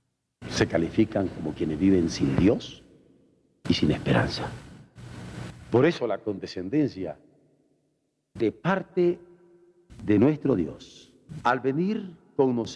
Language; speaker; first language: Spanish; native; Spanish